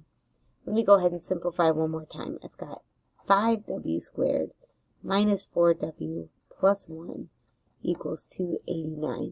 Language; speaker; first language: English; native; English